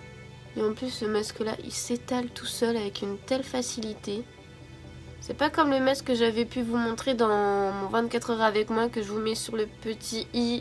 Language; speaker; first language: French; native; French